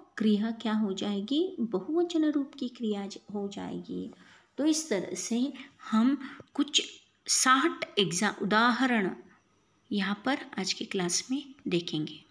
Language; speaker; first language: Hindi; non-native, local second language; Kannada